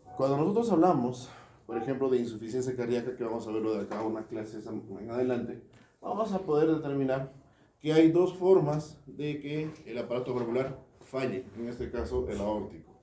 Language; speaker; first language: Spanish; native; Spanish